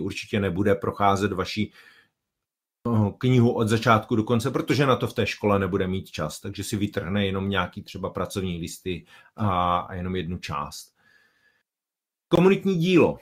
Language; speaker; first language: Czech; native; Czech